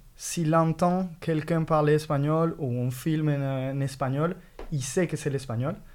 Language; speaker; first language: French; non-native, fluent; Spanish